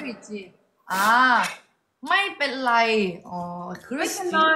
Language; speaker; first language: Korean; non-native, fluent; Thai